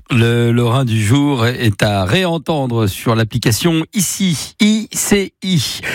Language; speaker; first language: French; native; French